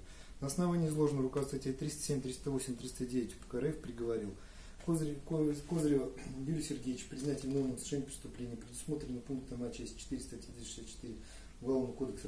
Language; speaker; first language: Russian; native; Russian